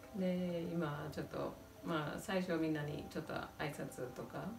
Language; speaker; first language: Japanese; non-native, fluent; Telugu